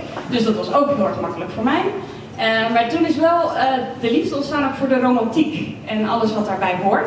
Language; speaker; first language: Dutch; native; Dutch